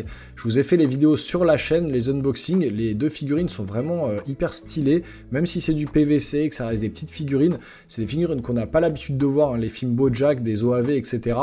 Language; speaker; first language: French; native; French